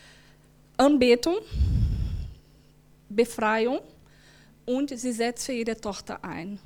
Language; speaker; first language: German; non-native, learner; Portuguese